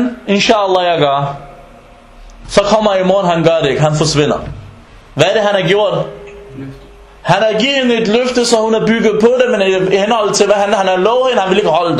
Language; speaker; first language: Danish; early bilingual, other home language; Arabic